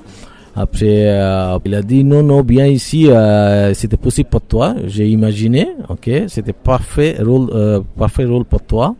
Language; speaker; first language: French; non-native, learner; Bangla